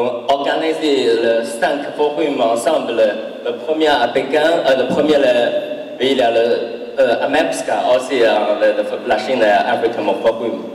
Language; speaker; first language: French; non-native, learner; Chinese